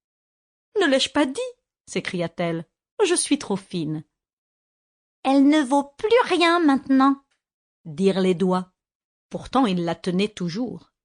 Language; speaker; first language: French; native; French